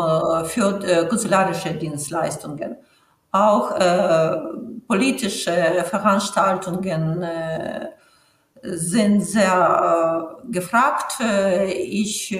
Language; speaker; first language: German; non-native, fluent; Ukrainian